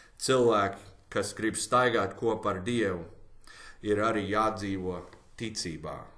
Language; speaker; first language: Latvian; non-native, learner; English